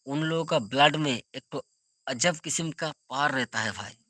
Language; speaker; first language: Hindi; non-native, local second language; Bangla